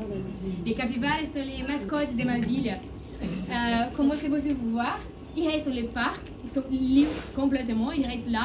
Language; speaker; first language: French; non-native, learner; Portuguese